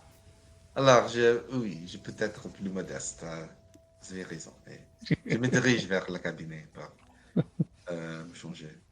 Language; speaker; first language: French; non-native, learner; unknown